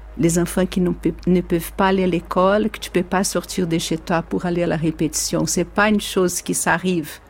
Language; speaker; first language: French; non-native, fluent; Portuguese